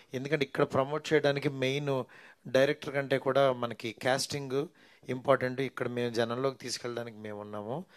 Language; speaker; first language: Telugu; native; Telugu